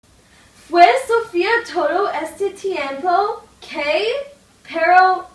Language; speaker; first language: Spanish; non-native, learner; English